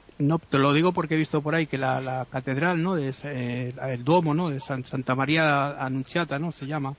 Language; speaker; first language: Spanish; native; Spanish